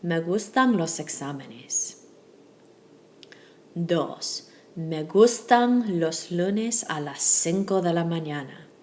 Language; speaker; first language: Spanish; non-native, fluent; English